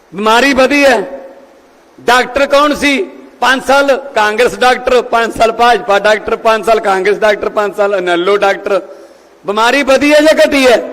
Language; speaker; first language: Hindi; non-native, local second language; Punjabi